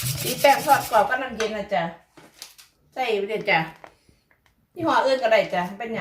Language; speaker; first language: Thai; non-native, local second language; Lao